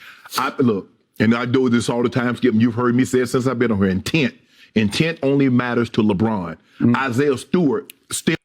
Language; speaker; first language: English; native; English